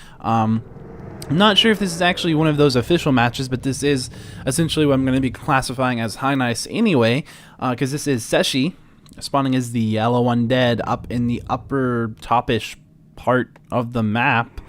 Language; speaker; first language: English; native; English